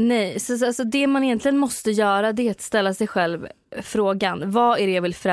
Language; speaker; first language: Swedish; native; Swedish